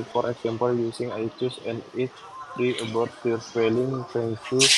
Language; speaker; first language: English; non-native, learner; Indonesian